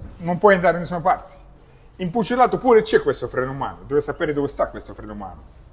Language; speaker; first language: Italian; non-native, fluent; Russian